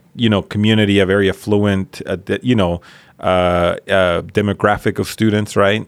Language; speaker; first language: English; early bilingual, other home language; Spanish